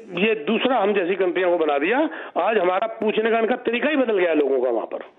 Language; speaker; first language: Hindi; native; Hindi